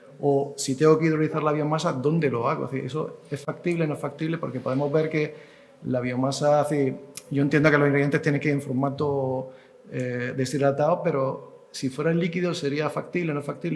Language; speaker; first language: Spanish; native; Spanish